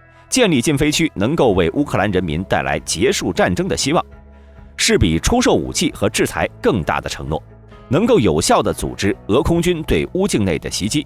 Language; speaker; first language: Chinese; native; Chinese